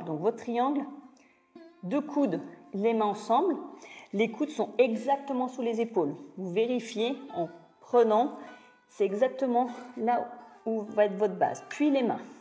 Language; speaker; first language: French; native; French